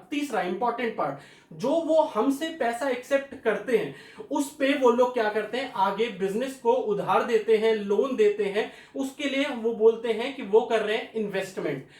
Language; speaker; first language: Hindi; native; Hindi